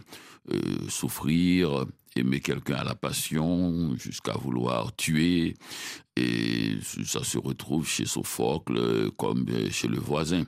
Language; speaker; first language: French; non-native, local second language; Haitian Creole